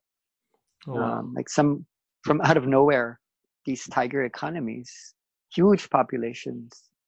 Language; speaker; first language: English; non-native, local second language; Filipino